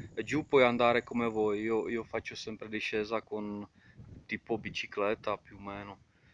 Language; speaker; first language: Italian; non-native, fluent; Czech